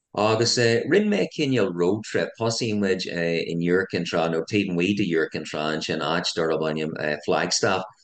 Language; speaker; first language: Irish; non-native, local second language; English